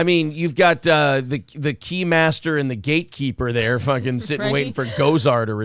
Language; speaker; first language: English; native; English